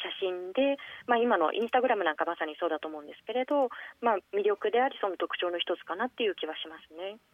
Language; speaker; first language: Japanese; native; Japanese